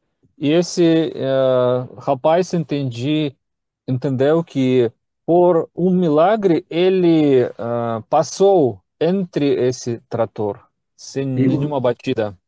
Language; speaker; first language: Portuguese; non-native, learner; Russian